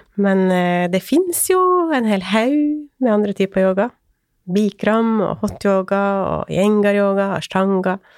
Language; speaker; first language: Norwegian; native; Norwegian